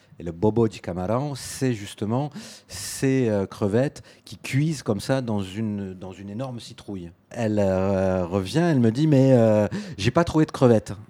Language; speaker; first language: French; native; French